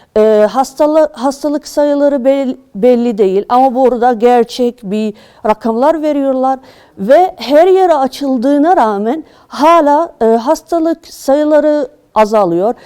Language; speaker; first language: Turkish; non-native, fluent; Arabic